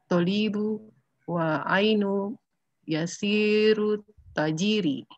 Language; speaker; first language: Arabic; non-native, learner; Indonesian